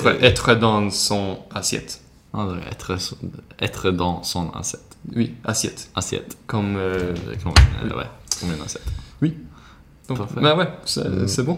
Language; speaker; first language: French; non-native, learner; Swedish